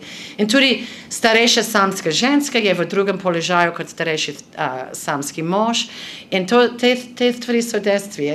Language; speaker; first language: Slovenian; non-native, fluent; English